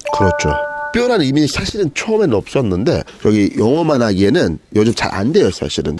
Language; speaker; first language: Korean; non-native, fluent; Turkish